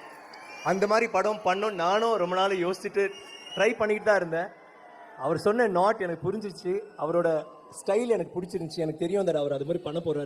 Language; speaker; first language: Tamil; native; Tamil